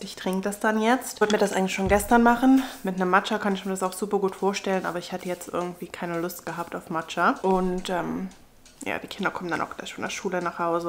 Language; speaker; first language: German; native; German